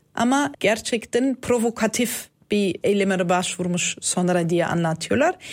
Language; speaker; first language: Turkish; non-native, fluent; German